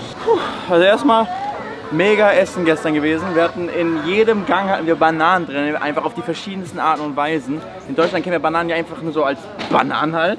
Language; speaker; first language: German; native; German